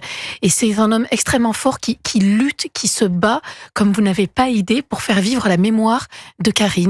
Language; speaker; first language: French; native; French